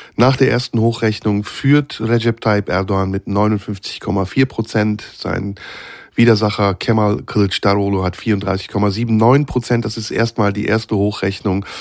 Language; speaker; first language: German; early bilingual, other home language; Turkish